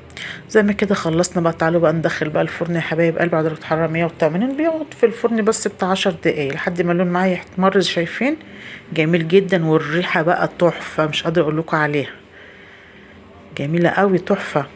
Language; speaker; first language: Arabic; native; Arabic